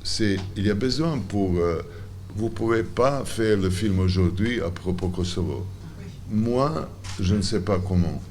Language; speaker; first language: French; non-native, learner; Serbian